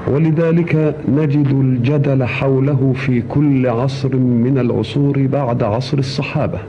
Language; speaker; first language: Arabic; native; Arabic